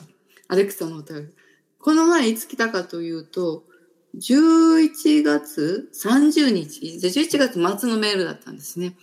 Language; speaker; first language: Japanese; native; Japanese